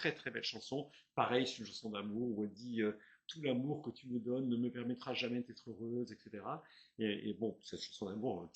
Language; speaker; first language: French; native; French